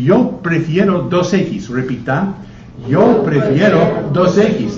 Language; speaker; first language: Spanish; non-native, fluent; English